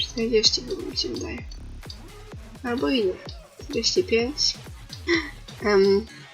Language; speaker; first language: Polish; native; Polish